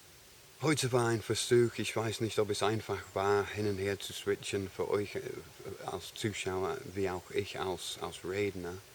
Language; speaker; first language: German; non-native, fluent; English